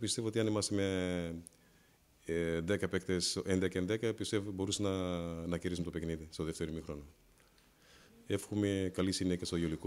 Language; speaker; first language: Greek; non-native, fluent; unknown